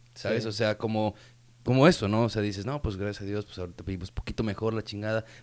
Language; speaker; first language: Spanish; native; Spanish